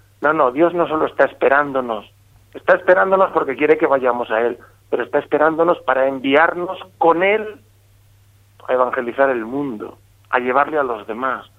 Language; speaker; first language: Spanish; native; Spanish